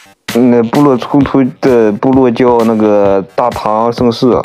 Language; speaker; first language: Chinese; native; Chinese